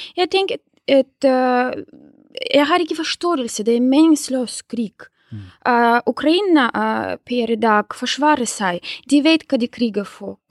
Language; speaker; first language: Norwegian; non-native, fluent; Russian